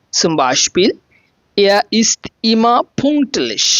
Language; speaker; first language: German; non-native, fluent; Bangla